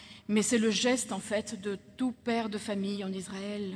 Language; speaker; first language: French; native; French